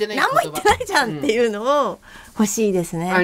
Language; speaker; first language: Japanese; native; Japanese